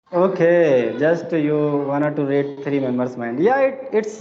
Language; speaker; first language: English; non-native, fluent; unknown